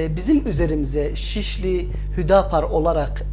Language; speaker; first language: Turkish; native; Turkish